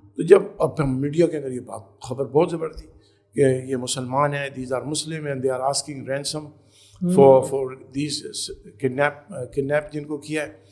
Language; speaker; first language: Urdu; native; Urdu